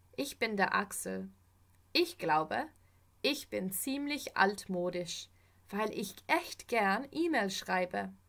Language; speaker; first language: German; non-native, fluent; English